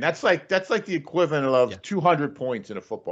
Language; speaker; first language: English; native; English